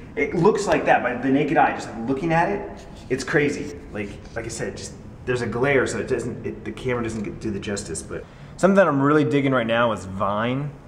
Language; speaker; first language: English; native; English